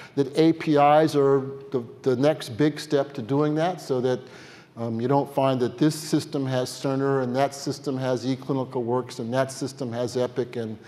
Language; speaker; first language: English; native; English